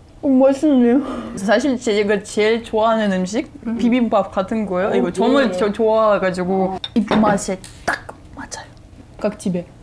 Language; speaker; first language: Korean; non-native, learner; Russian